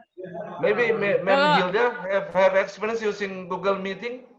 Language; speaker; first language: English; non-native, learner; Indonesian